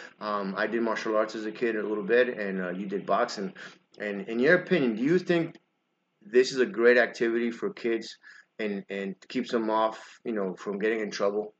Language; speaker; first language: English; early bilingual, other home language; Spanish